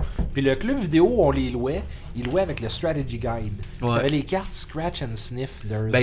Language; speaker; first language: French; native; French